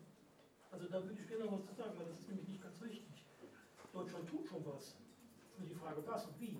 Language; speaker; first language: German; native; German